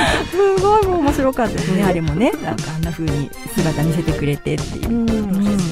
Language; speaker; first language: Japanese; native; Japanese